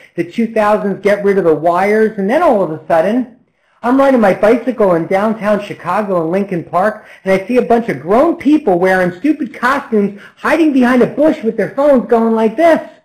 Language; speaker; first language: English; native; English